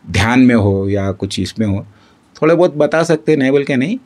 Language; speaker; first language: Hindi; non-native, local second language; Kannada